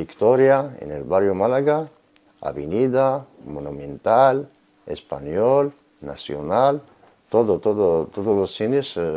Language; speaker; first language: Spanish; non-native, learner; Arabic